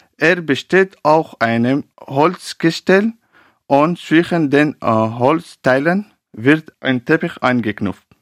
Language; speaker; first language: German; non-native, learner; Pashto